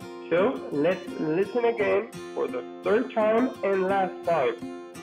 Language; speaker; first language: English; non-native, fluent; Spanish